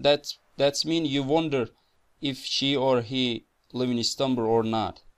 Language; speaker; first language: English; non-native, fluent; Turkish